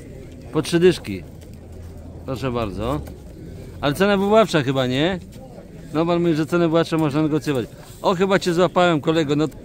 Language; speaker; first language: Polish; native; Polish